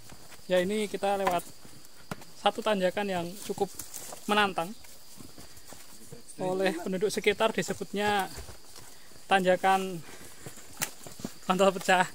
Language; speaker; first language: Indonesian; native; Indonesian